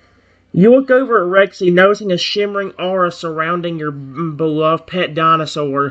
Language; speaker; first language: English; native; English